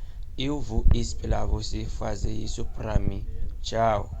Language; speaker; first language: Portuguese; non-native, learner; Haitian Creole